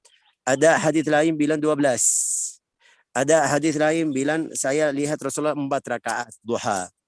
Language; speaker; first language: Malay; non-native, fluent; Arabic